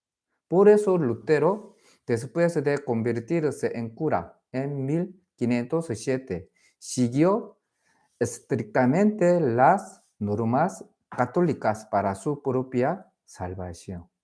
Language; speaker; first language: Spanish; non-native, fluent; Korean